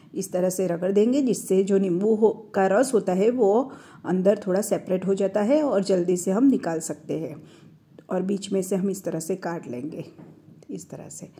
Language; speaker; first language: Hindi; non-native, local second language; Gujarati